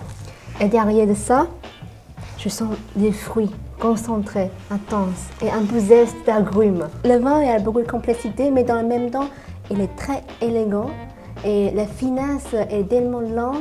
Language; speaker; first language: French; non-native, fluent; Chinese